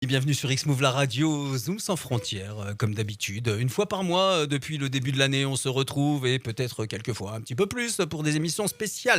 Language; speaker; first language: French; native; French